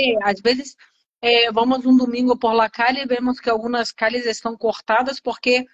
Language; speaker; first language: Spanish; non-native, learner; Portuguese